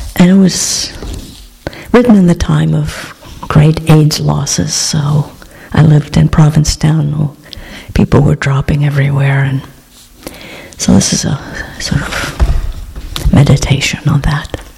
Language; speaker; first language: English; non-native, fluent; Greek